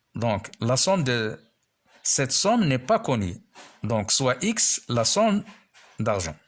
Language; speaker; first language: French; non-native, local second language; Arabic